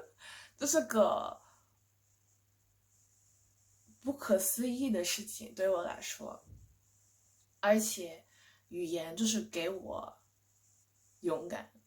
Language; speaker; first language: Chinese; non-native, fluent; English